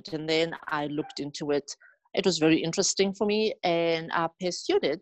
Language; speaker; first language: English; non-native, local second language; Xhosa